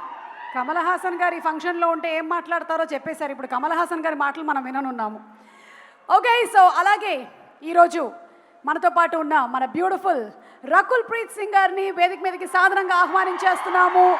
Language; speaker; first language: Telugu; native; Telugu